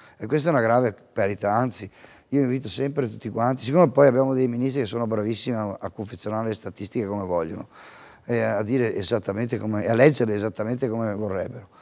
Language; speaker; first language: Italian; native; Italian